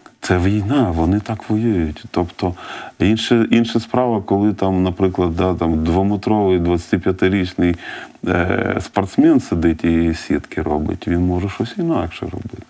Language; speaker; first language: Ukrainian; non-native, local second language; Russian